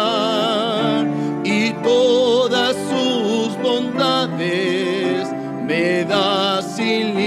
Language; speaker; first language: Spanish; native; Spanish